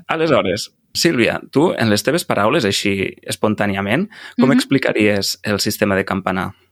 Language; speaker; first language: Catalan; native; Catalan